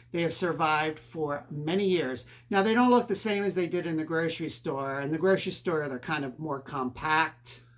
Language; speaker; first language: English; native; English